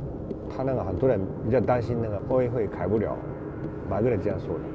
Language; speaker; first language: Chinese; non-native, fluent; Japanese